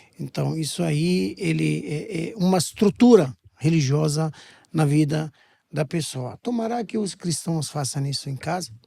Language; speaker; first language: Portuguese; non-native, fluent; Arabic